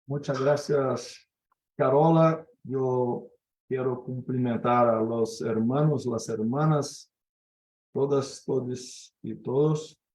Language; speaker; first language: Spanish; non-native, fluent; Portuguese